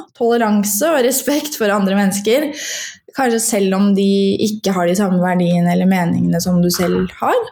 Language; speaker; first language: Norwegian; native; Norwegian